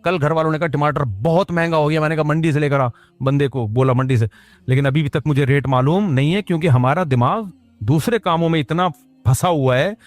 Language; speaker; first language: Urdu; native; Urdu